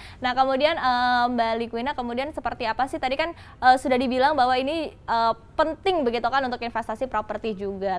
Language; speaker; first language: Indonesian; native; Indonesian